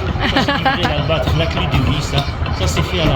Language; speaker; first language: French; non-native, local second language; Arabic